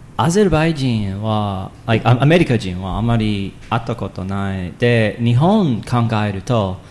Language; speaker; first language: Japanese; non-native, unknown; English